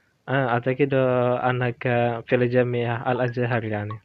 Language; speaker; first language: Arabic; non-native, learner; Indonesian